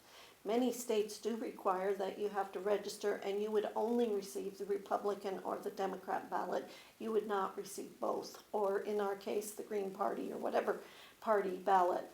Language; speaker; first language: English; native; English